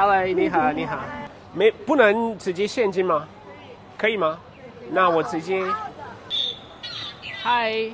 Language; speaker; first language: Chinese; non-native, fluent; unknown